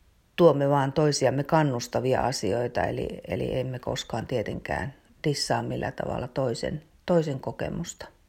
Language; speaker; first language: Finnish; native; Finnish